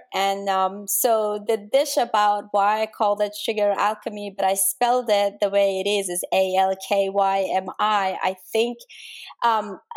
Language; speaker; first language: English; non-native, fluent; Danish